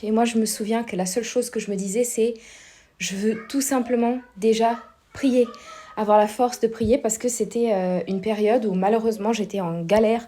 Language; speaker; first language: French; native; French